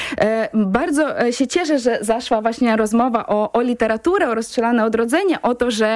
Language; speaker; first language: Polish; non-native, fluent; Ukrainian